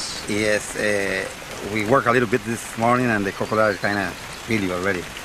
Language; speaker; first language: English; non-native, learner; Spanish